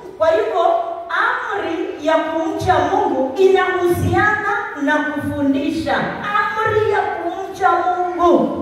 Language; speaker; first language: Swahili; non-native, local second language; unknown